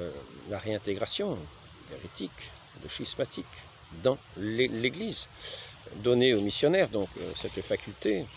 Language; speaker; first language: French; native; French